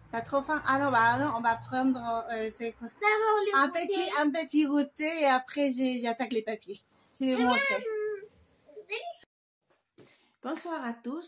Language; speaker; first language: French; non-native, fluent; Spanish